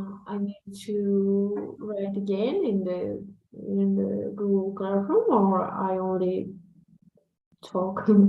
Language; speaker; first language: English; non-native, learner; Spanish